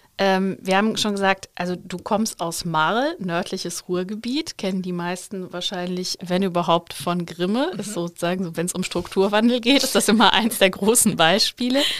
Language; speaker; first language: German; native; German